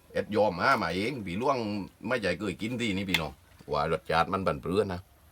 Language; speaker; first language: Thai; native; Thai